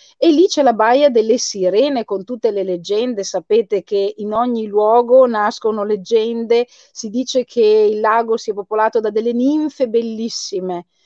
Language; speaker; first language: Italian; native; Italian